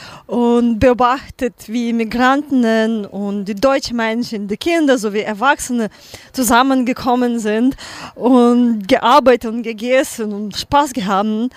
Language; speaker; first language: German; non-native, learner; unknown